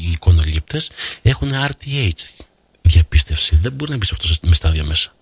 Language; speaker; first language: Greek; native; Greek